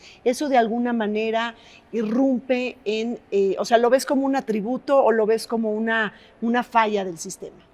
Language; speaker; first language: Spanish; native; Spanish